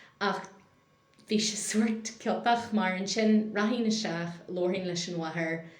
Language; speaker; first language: Irish; non-native, local second language; English